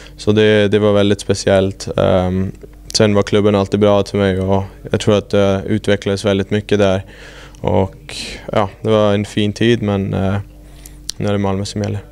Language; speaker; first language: Swedish; non-native, fluent; German